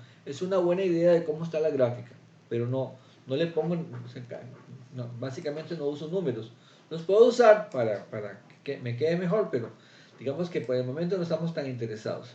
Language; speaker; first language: Spanish; native; Spanish